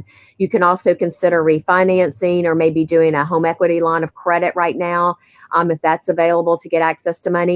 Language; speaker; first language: English; native; English